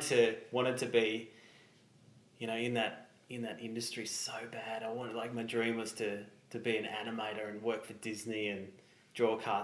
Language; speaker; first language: English; native; English